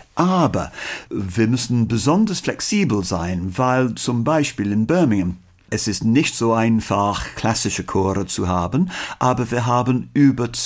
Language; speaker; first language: German; non-native, fluent; English